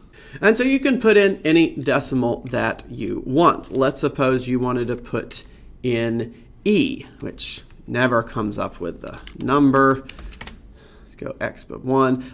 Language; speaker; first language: English; native; English